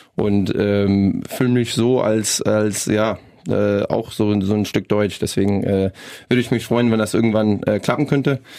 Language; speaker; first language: German; non-native, fluent; English